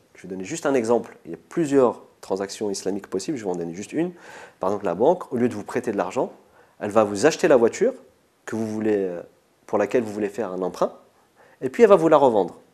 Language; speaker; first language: French; early bilingual, other home language; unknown